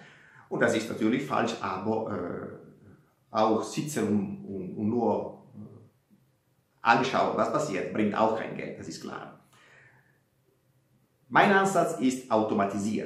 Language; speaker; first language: German; non-native, fluent; Italian